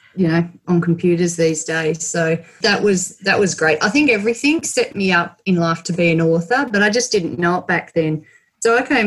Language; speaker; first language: English; native; English